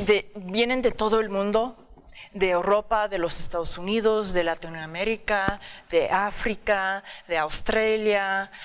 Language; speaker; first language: Spanish; early bilingual, heritage; English